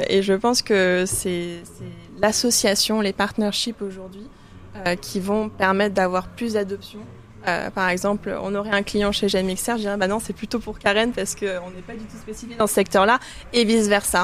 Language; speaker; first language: French; native; French